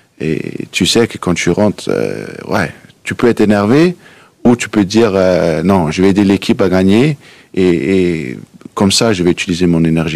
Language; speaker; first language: French; non-native, fluent; Danish